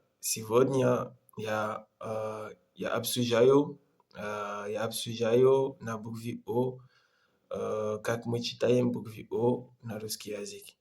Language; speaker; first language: Russian; non-native, learner; Comorian